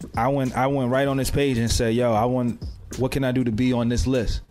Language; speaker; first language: English; native; English